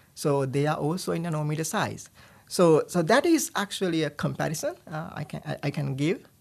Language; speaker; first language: English; non-native, local second language; Sinhala